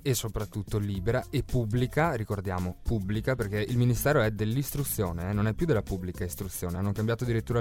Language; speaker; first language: Italian; native; Italian